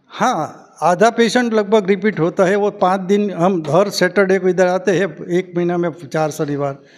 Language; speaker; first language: Hindi; non-native, local second language; Gujarati